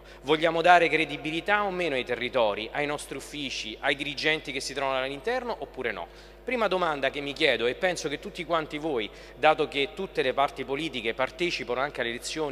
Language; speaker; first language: Italian; native; Italian